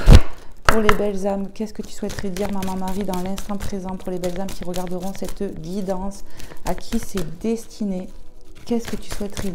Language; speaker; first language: French; native; French